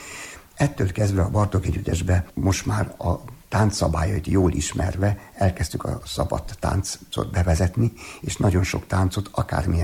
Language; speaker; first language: Hungarian; native; Hungarian